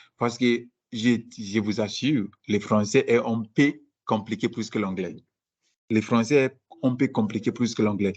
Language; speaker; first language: French; non-native, fluent; Akan